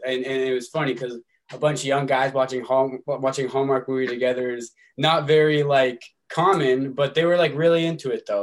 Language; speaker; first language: English; native; English